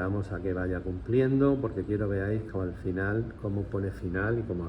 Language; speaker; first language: Spanish; native; Spanish